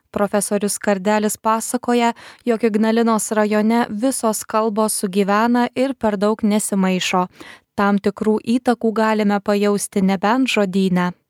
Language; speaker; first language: Lithuanian; native; Lithuanian